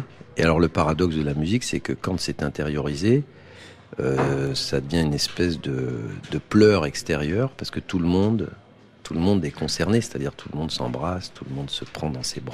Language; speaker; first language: French; native; French